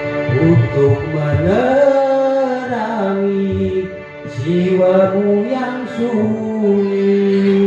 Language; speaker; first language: Indonesian; non-native, local second language; Javanese